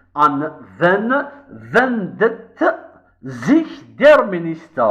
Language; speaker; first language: German; non-native, fluent; Kabyle